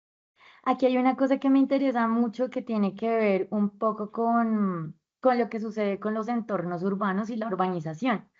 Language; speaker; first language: Spanish; native; Spanish